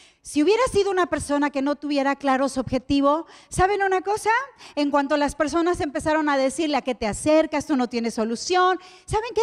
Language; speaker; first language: Spanish; native; Spanish